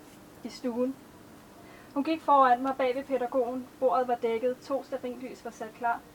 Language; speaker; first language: Danish; native; Danish